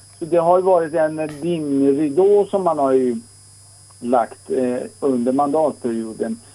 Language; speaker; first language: Swedish; non-native, fluent; Persian